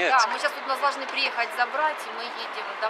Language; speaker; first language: Russian; native; Russian